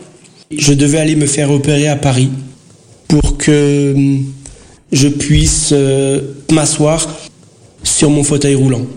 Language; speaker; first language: French; early bilingual, other home language; Portuguese